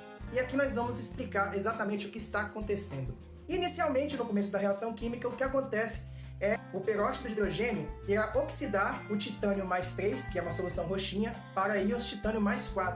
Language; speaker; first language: Portuguese; native; Portuguese